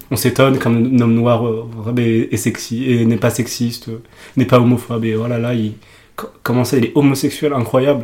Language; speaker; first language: French; early bilingual, other home language; Urdu